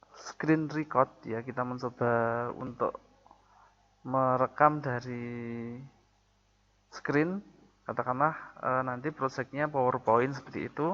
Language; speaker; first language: Indonesian; native; Indonesian